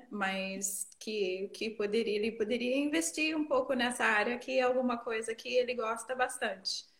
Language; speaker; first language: Portuguese; non-native, fluent; English